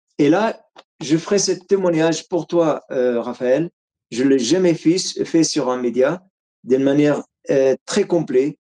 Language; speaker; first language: French; non-native, fluent; Arabic